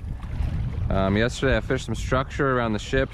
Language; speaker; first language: English; native; English